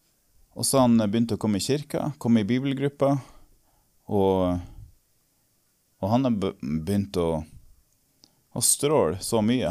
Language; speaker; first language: Norwegian; native; Norwegian